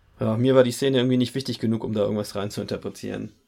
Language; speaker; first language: German; native; German